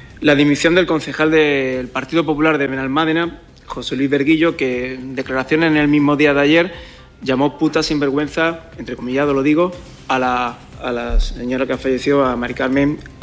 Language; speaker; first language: Spanish; native; Spanish